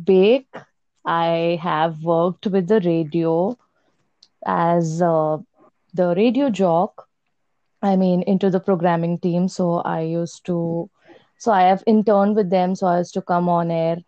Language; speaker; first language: English; non-native, local second language; Hindi